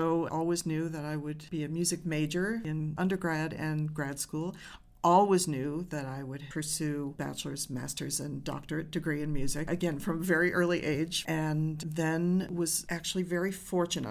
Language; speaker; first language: English; native; English